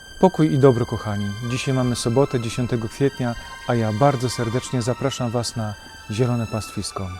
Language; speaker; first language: Polish; native; Polish